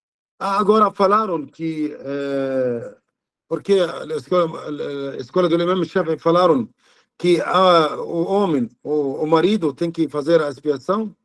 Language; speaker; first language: Portuguese; non-native, learner; Arabic